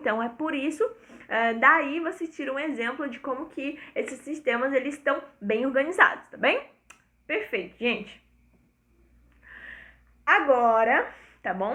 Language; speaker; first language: Portuguese; native; Portuguese